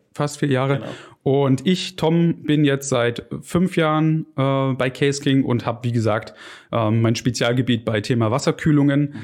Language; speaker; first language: German; native; German